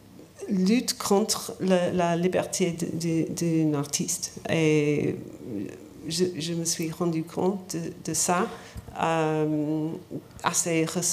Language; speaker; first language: French; non-native, learner; English